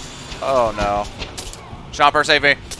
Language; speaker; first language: English; native; English